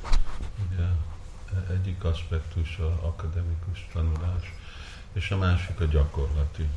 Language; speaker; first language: Hungarian; early bilingual, heritage; Hungarian